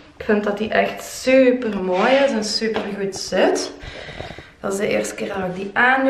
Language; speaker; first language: Dutch; native; Dutch